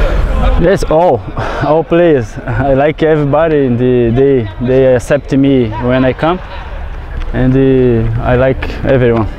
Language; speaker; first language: English; non-native, learner; Portuguese